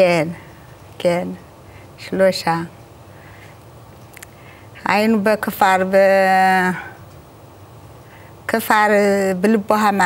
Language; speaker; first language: Hebrew; non-native, learner; Amharic